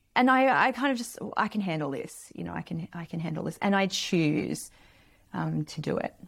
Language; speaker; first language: English; native; English